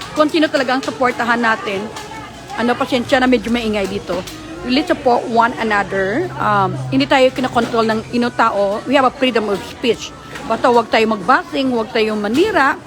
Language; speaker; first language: Filipino; non-native, local second language; Hiligaynon